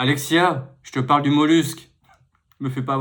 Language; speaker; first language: French; native; French